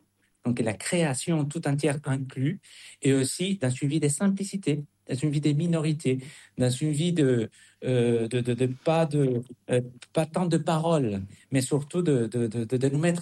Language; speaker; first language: French; non-native, fluent; Spanish